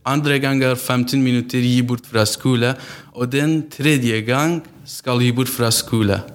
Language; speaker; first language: Norwegian; non-native, learner; Central Kurdish